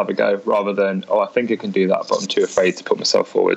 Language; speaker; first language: English; native; English